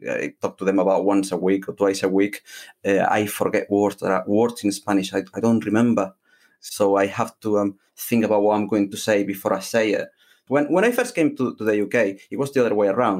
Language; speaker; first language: English; non-native, fluent; Spanish